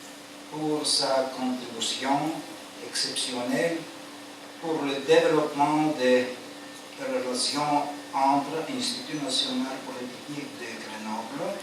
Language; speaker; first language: French; non-native, learner; Bulgarian